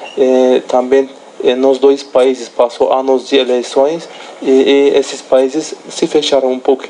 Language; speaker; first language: Portuguese; non-native, fluent; Turkish